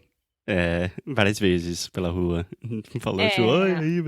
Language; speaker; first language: Portuguese; non-native, fluent; English